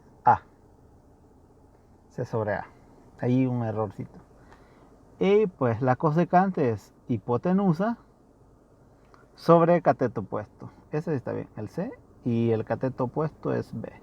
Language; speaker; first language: Spanish; native; Spanish